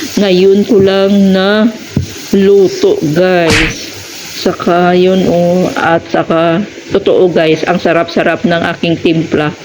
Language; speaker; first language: Filipino; non-native, local second language; Hiligaynon